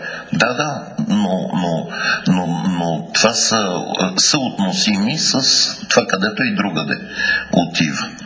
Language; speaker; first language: Bulgarian; native; Bulgarian